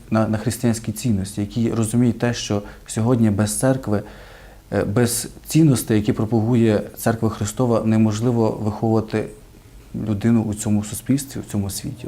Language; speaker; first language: Ukrainian; native; Ukrainian